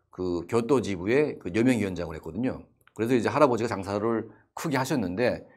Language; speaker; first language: Korean; native; Korean